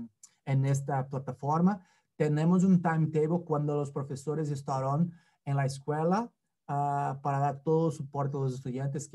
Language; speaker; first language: Spanish; non-native, fluent; Portuguese